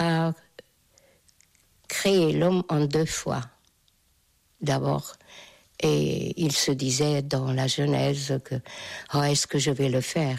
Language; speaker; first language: French; non-native, fluent; Hungarian